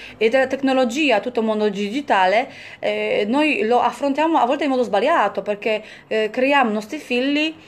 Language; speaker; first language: Italian; non-native, fluent; Polish